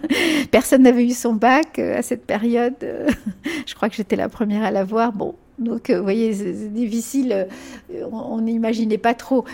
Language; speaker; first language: French; early bilingual, other home language; Spanish